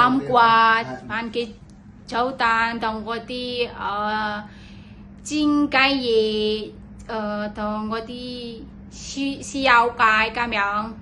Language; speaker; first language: Cantonese; non-native, learner; Indonesian